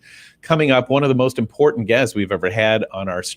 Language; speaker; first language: English; native; English